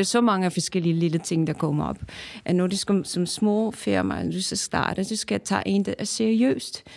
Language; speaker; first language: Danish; non-native, fluent; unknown